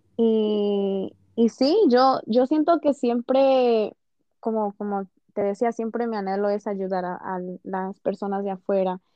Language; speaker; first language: Spanish; early bilingual, heritage; Spanish